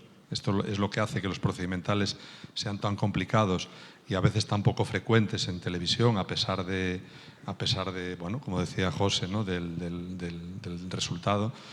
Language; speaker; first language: Spanish; native; Spanish